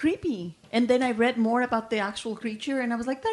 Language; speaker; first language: English; non-native, fluent; Spanish